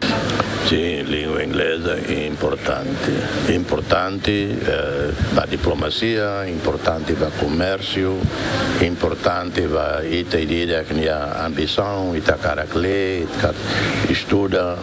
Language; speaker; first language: Portuguese; non-native, local second language; Tetum